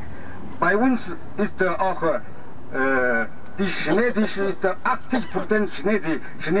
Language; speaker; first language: German; non-native, learner; Mongolian